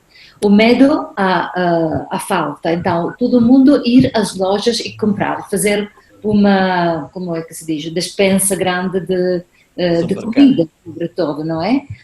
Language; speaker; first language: Portuguese; non-native, fluent; Spanish